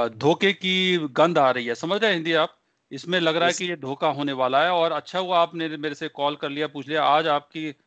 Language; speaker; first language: Hindi; non-native, local second language; Punjabi